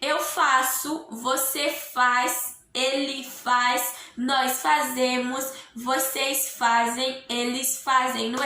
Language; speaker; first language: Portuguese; non-native, learner; Haitian Creole